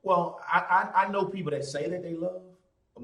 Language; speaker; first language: English; native; English